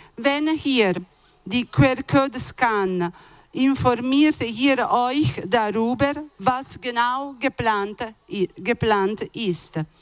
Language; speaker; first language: German; non-native, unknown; Italian